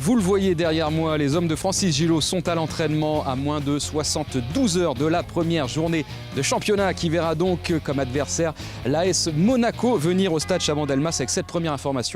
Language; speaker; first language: French; native; French